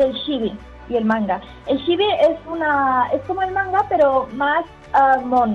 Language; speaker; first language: Spanish; early bilingual, heritage; Spanish